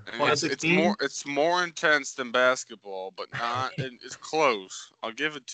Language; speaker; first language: English; native; English